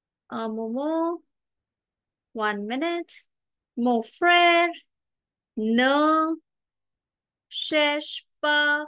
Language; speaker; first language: French; non-native, fluent; Hindi